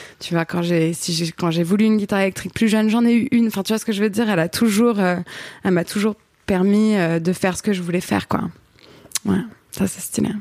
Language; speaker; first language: French; native; French